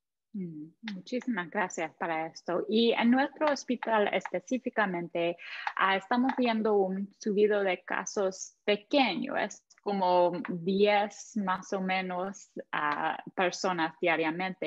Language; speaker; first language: Spanish; non-native, fluent; English